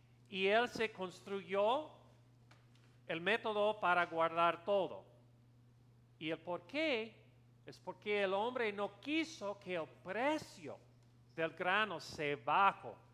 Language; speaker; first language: Spanish; non-native, learner; English